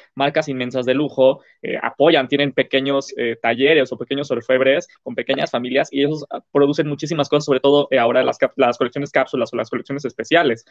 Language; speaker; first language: Spanish; native; Spanish